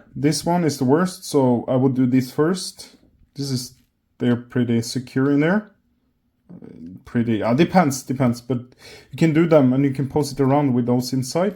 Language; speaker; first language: English; non-native, fluent; Norwegian